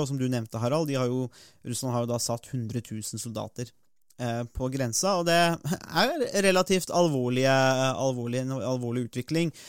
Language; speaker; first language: Norwegian; native; Norwegian